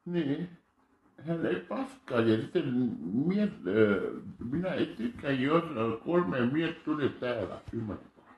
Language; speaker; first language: Finnish; non-native, learner; Thai